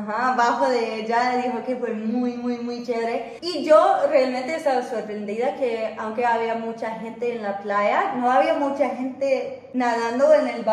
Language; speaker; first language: Spanish; non-native, fluent; English